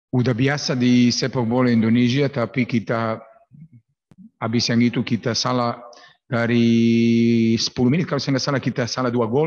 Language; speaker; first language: Indonesian; non-native, learner; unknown